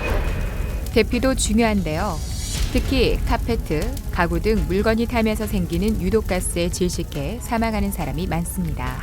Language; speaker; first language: Korean; non-native, fluent; Vietnamese